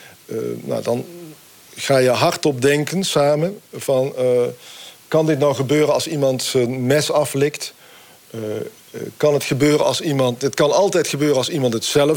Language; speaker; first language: Dutch; native; Dutch